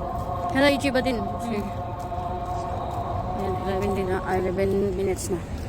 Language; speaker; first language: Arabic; non-native, learner; Filipino